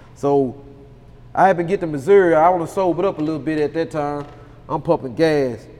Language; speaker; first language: English; native; English